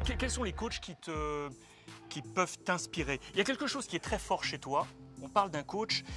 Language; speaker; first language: French; native; French